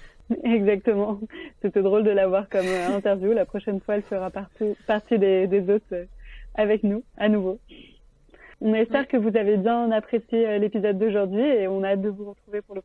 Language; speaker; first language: French; native; French